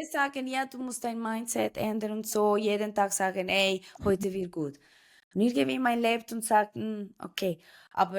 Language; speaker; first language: German; non-native, fluent; Spanish